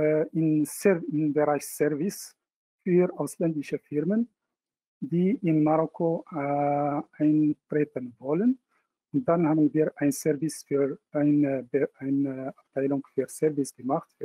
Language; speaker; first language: German; non-native, fluent; Arabic